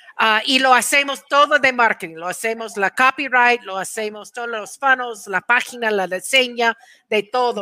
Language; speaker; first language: Spanish; non-native, fluent; English